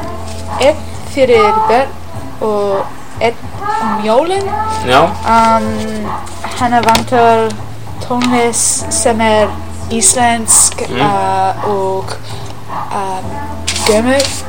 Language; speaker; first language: Icelandic; non-native, learner; English